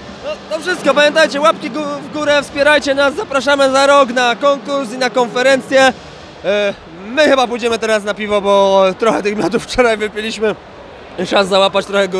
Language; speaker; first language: Polish; native; Polish